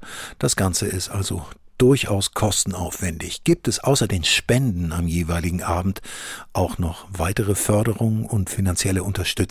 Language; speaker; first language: German; native; German